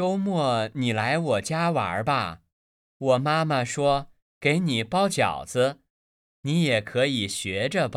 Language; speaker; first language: Chinese; native; Chinese